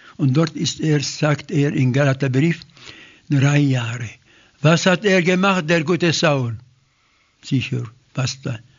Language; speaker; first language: German; non-native, fluent; Arabic